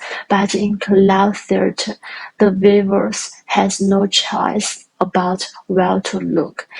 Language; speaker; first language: English; non-native, learner; Chinese